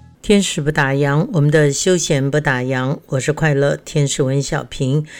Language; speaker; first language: Chinese; native; Chinese